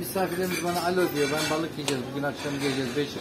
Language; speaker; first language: Turkish; native; Turkish